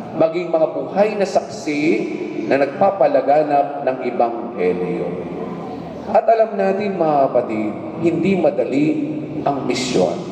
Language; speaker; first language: Filipino; native; Filipino